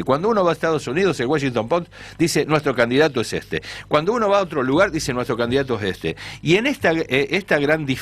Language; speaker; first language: Spanish; native; Spanish